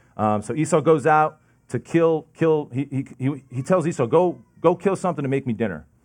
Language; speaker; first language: English; native; English